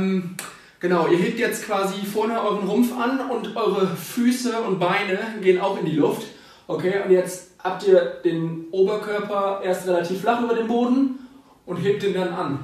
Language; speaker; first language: German; native; German